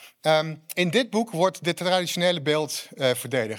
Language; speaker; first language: Dutch; native; Dutch